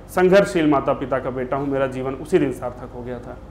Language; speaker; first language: Hindi; native; Hindi